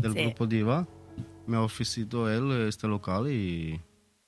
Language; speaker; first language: Spanish; non-native, learner; Italian